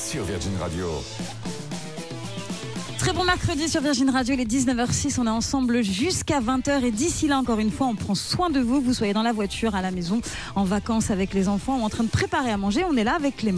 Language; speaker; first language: French; native; French